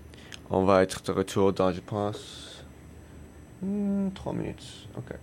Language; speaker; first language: French; non-native, learner; English